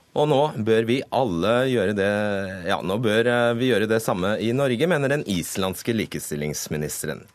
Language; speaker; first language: Norwegian; native; Norwegian